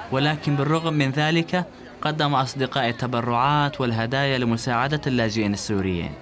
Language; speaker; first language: Arabic; native; Arabic